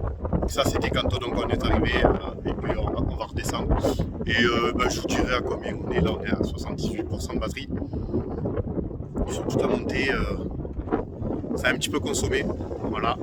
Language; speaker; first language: French; native; French